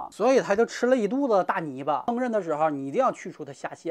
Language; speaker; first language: Chinese; native; Chinese